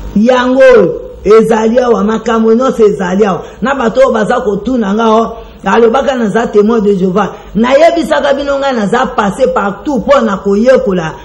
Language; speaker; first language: Lingala; non-native, local second language; Kongo